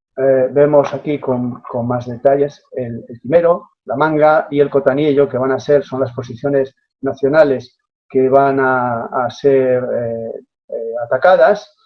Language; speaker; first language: Spanish; native; Spanish